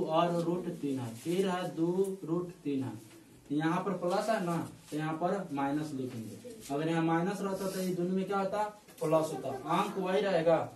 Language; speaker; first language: Hindi; native; Hindi